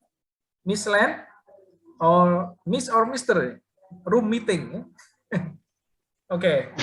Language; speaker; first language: English; non-native, learner; Indonesian